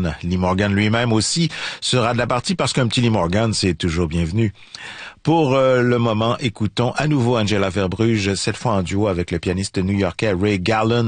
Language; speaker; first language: French; native; French